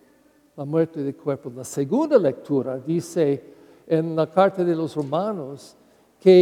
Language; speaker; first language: Spanish; non-native, learner; English